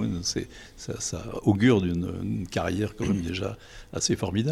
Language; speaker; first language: French; native; French